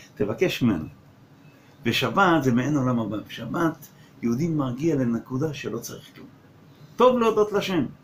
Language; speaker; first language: Hebrew; non-native, fluent; English